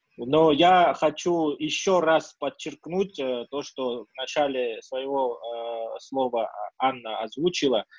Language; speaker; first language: Russian; non-native, local second language; Georgian